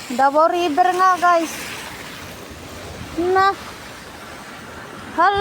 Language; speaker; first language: Filipino; non-native, local second language; Cebuano